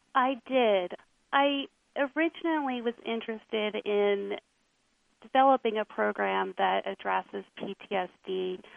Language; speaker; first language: English; native; English